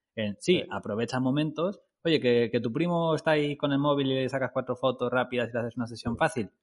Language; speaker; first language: Spanish; native; Spanish